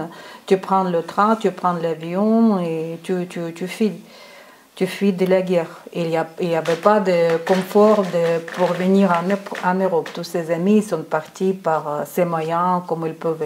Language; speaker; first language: French; non-native, fluent; Ukrainian